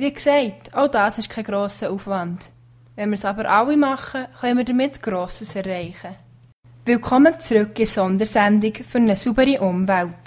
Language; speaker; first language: German; native; German